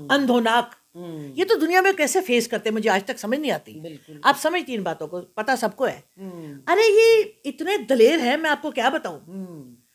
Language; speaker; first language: Urdu; non-native, local second language; Punjabi